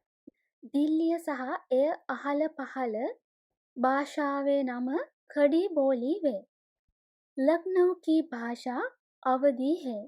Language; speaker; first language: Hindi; non-native, fluent; Sinhala